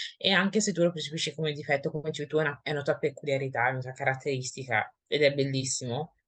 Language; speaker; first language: Italian; early bilingual, other home language; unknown